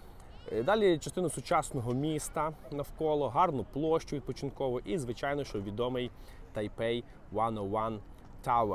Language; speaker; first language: Ukrainian; native; Ukrainian